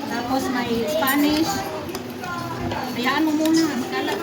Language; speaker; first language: Filipino; non-native, local second language; Waray